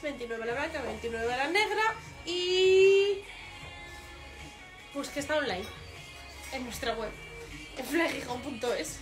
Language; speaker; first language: Spanish; native; Spanish